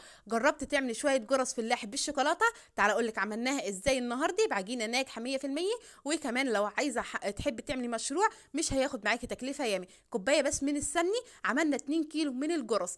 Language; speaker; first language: Arabic; native; Arabic